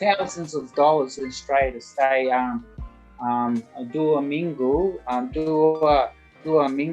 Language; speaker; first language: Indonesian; non-native, learner; English